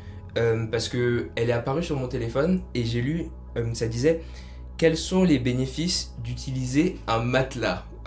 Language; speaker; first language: French; native; French